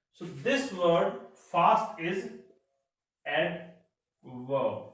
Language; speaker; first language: English; non-native, local second language; Punjabi